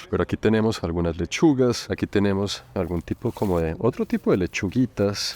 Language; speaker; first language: Spanish; native; Spanish